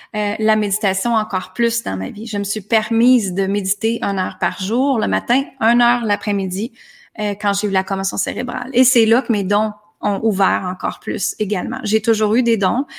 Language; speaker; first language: French; native; French